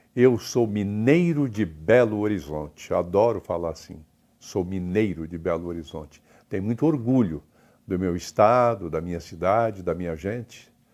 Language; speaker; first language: Portuguese; native; Portuguese